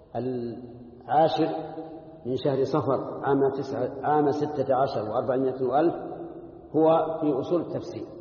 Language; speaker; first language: Arabic; native; Arabic